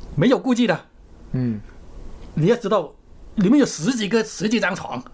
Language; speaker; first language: Chinese; native; Chinese